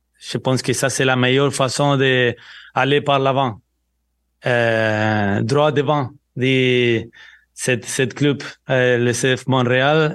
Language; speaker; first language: French; non-native, learner; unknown